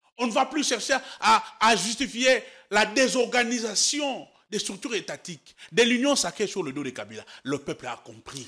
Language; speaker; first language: French; native; French